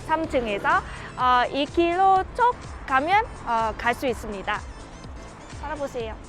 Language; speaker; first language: Korean; non-native, fluent; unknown